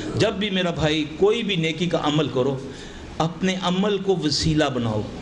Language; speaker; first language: Urdu; non-native, local second language; Punjabi